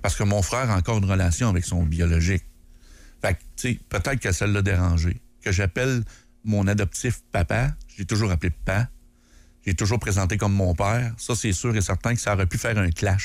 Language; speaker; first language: French; native; French